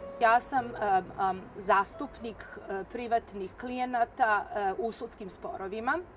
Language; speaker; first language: Serbian; native; Serbian